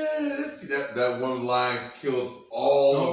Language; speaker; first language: English; native; English